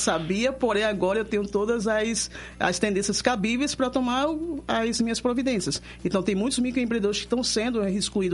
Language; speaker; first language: Portuguese; native; Portuguese